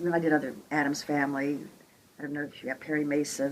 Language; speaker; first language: English; native; English